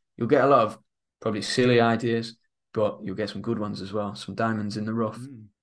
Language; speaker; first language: English; native; English